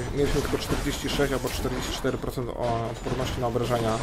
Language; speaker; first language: Polish; native; Polish